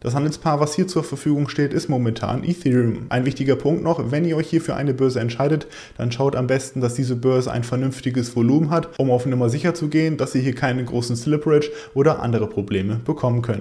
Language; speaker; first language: German; native; German